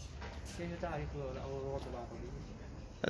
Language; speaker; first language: Arabic; non-native, learner; Uzbek